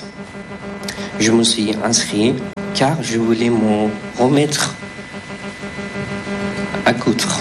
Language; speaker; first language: French; non-native, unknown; Persian